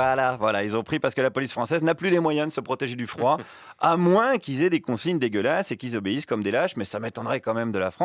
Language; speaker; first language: French; native; French